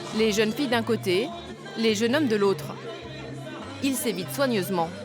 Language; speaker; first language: French; native; French